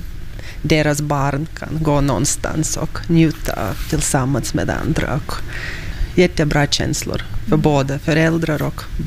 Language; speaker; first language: Swedish; non-native, fluent; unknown